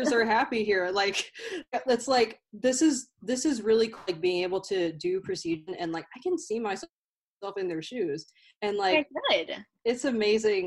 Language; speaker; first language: English; native; English